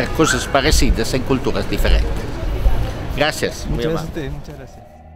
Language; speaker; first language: Spanish; non-native, learner; Italian